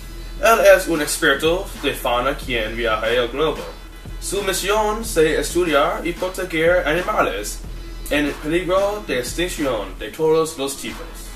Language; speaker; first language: Spanish; non-native, learner; English